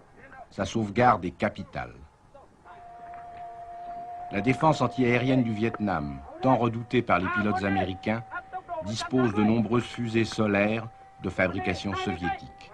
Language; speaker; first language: French; native; French